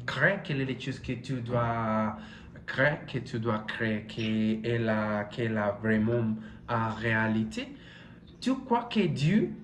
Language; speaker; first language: French; non-native, learner; Spanish